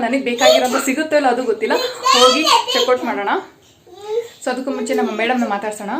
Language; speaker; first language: Kannada; native; Kannada